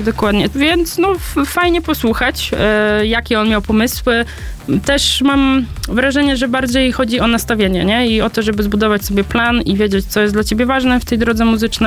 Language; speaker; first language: Polish; native; Polish